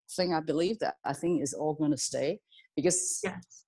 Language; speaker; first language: English; non-native, local second language; Cantonese